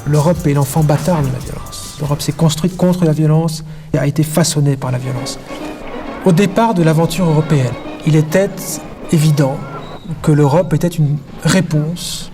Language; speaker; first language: French; native; French